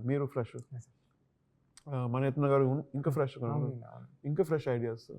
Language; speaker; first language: Telugu; non-native, learner; Tamil